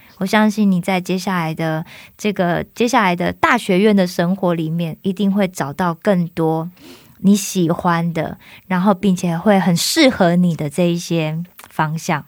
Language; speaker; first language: Chinese; native; Chinese